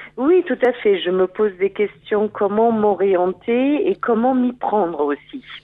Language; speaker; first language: French; non-native, fluent; German